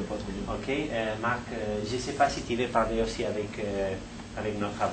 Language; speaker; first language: French; non-native, fluent; Spanish